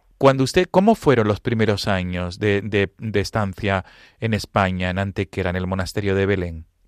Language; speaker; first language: Spanish; native; Spanish